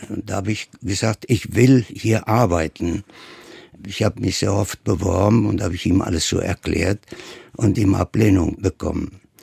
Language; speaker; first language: German; non-native, fluent; Italian